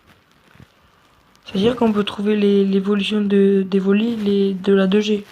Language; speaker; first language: French; native; French